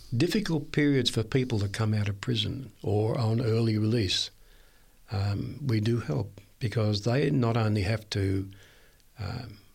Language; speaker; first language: English; native; English